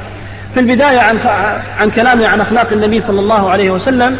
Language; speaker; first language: Arabic; native; Arabic